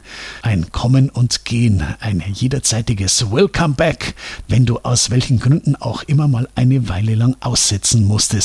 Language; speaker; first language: German; native; German